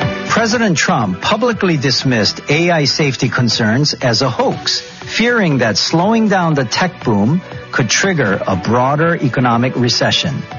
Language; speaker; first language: English; non-native, fluent; Korean